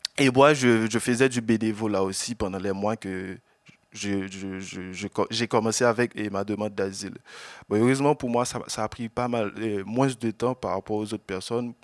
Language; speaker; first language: French; non-native, local second language; Haitian Creole